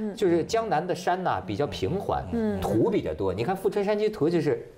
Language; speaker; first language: Chinese; native; Chinese